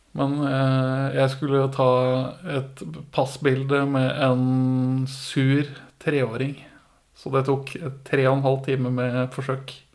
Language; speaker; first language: Norwegian; early bilingual, other home language; Persian